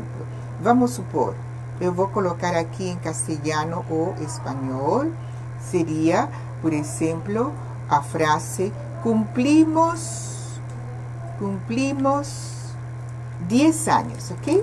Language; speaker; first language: Portuguese; non-native, fluent; Spanish